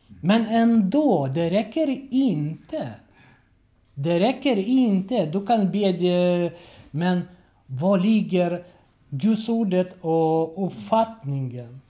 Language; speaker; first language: Swedish; non-native, learner; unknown